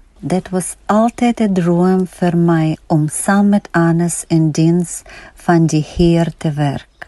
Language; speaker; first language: Afrikaans; non-native, learner; Russian